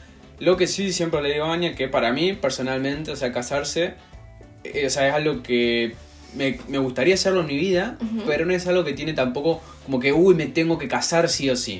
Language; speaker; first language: Spanish; native; Spanish